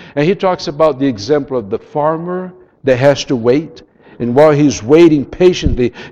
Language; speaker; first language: English; non-native, fluent; Portuguese